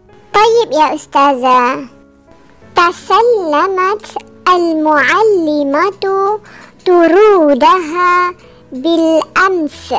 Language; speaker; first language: Arabic; non-native, learner; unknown